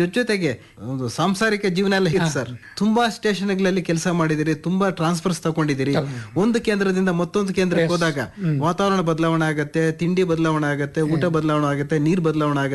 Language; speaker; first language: Kannada; native; Kannada